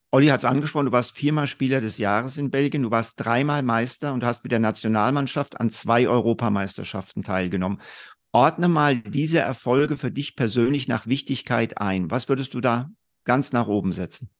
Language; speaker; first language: German; native; German